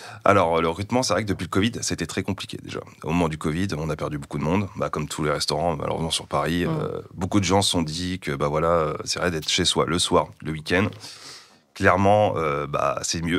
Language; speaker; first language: French; native; French